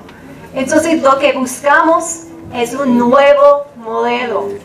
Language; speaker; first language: Spanish; non-native, fluent; English